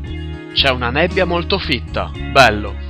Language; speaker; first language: Italian; native; Italian